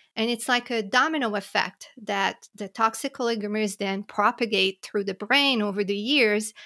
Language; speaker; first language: English; native; English